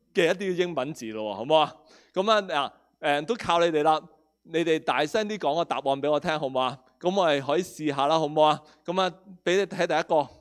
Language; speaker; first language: Cantonese; non-native, local second language; Spanish